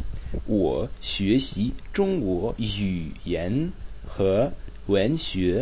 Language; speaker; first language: Chinese; non-native, learner; Czech